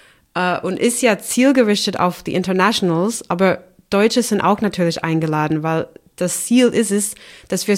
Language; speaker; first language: German; non-native, fluent; English